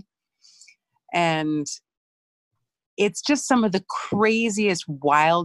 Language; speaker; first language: English; native; English